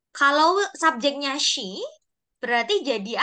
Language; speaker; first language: Indonesian; native; Indonesian